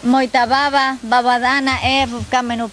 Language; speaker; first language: Bulgarian; non-native, learner; Spanish